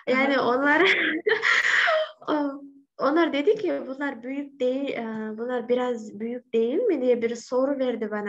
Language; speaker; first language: Turkish; non-native, learner; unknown